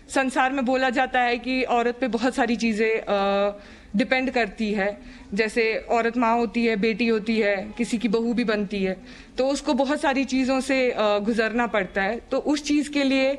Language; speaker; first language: Hindi; native; Hindi